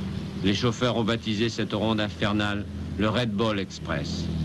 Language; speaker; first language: French; native; French